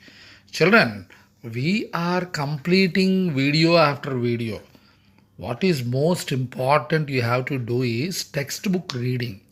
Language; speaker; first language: English; non-native, local second language; Telugu